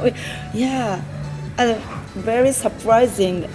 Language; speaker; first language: English; non-native, learner; Japanese